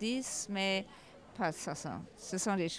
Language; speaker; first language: French; non-native, learner; German